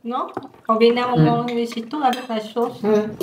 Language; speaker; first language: French; non-native, learner; Vietnamese